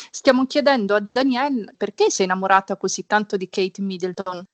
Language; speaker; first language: Italian; native; Italian